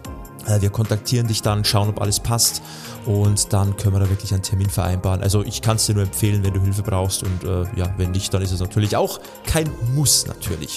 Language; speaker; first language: German; native; German